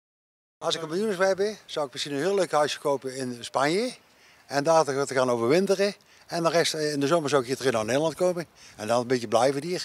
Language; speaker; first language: Dutch; non-native, fluent; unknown